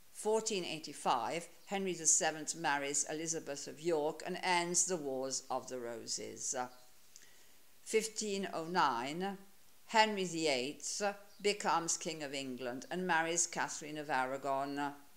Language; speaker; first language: English; non-native, fluent; Italian